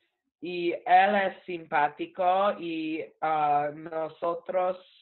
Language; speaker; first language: Spanish; non-native, learner; English